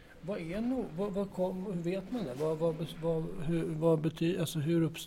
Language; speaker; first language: Swedish; native; Swedish